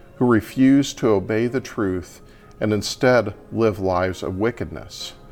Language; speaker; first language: English; native; English